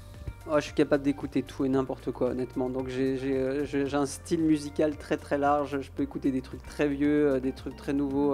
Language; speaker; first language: French; native; French